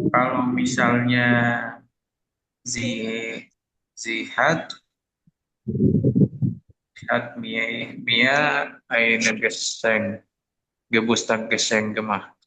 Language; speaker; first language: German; non-native, learner; Indonesian